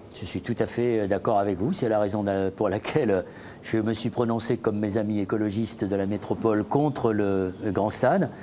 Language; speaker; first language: French; native; French